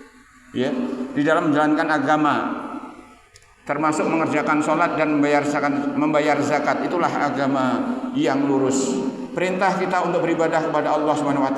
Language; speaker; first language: Indonesian; native; Indonesian